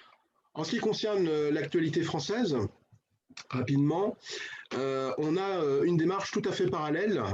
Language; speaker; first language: French; native; French